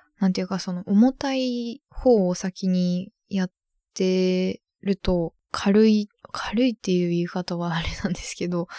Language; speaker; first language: Japanese; native; Japanese